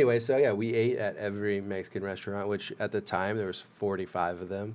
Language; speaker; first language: English; native; English